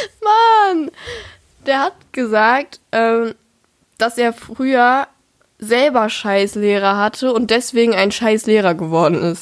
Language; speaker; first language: German; native; German